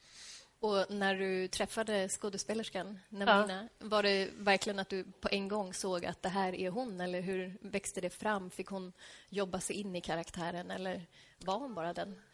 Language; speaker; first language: Swedish; native; Swedish